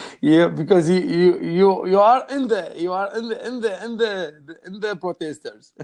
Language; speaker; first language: English; non-native, learner; Arabic